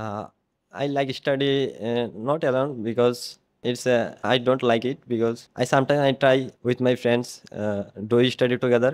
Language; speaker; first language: English; non-native, learner; Bangla